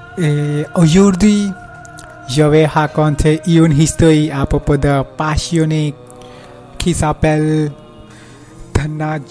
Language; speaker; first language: French; non-native, learner; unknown